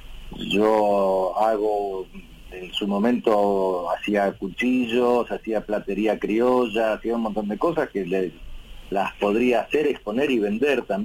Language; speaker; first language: Spanish; native; Spanish